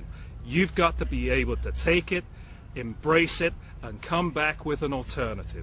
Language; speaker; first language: English; native; English